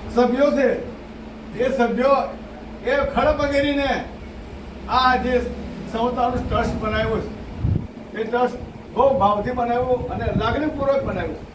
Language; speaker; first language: Gujarati; non-native, local second language; Rathawi